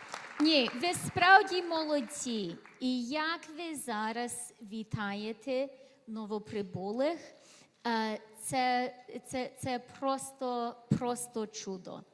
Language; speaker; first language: Ukrainian; early bilingual, heritage; Ukrainian